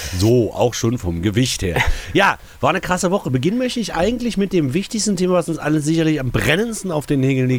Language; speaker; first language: German; native; German